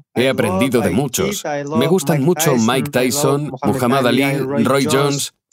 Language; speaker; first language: Spanish; non-native, fluent; Chinese